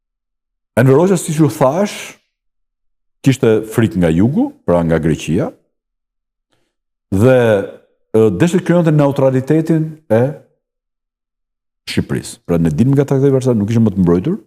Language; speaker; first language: Albanian; native; Albanian